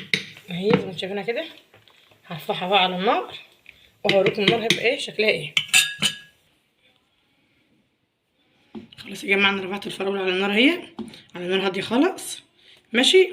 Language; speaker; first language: Arabic; native; Arabic